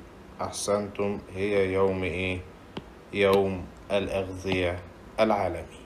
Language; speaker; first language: Arabic; native; Arabic